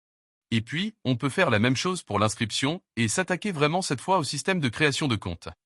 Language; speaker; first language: French; native; French